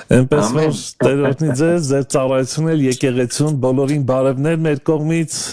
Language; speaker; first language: Armenian; native; Armenian